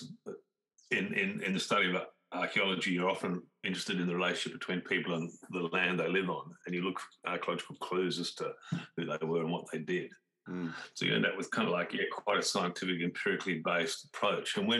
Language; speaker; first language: English; native; English